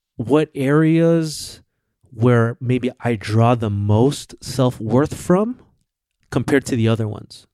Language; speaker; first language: English; early bilingual, other home language; Filipino